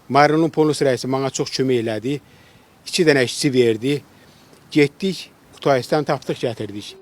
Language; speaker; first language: Azerbaijani; native; Azerbaijani